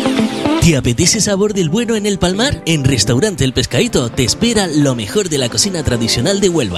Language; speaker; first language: Spanish; native; Spanish